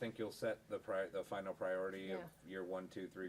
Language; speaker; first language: English; native; English